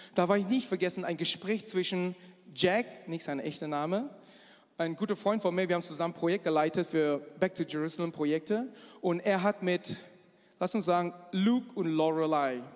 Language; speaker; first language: German; non-native, fluent; Malay